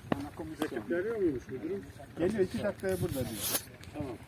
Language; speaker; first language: Turkish; non-native, learner; Italian